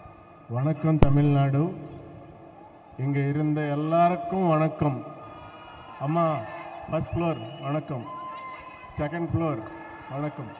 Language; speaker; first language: Tamil; non-native, learner; Telugu